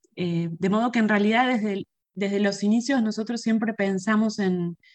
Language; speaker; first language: Spanish; native; Spanish